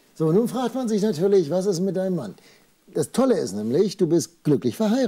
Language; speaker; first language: German; native; German